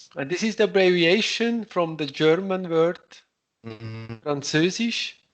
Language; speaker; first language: English; non-native, learner; Italian